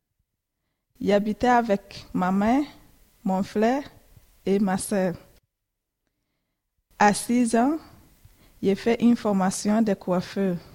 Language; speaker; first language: French; non-native, learner; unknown